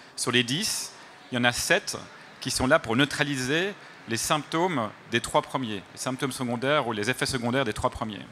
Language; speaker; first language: French; native; French